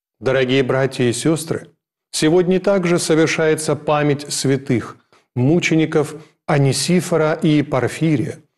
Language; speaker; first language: Russian; native; Russian